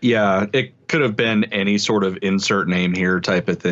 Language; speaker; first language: English; native; English